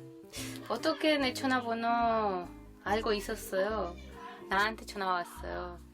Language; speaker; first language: Korean; non-native, learner; Spanish